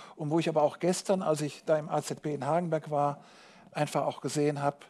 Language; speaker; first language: German; native; German